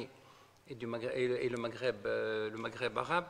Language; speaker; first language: French; non-native, local second language; Arabic